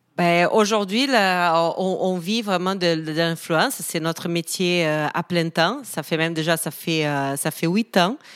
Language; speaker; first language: French; non-native, fluent; Portuguese